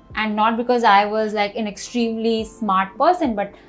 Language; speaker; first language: English; non-native, local second language; Hindi